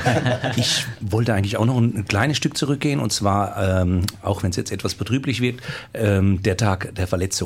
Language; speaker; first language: German; native; German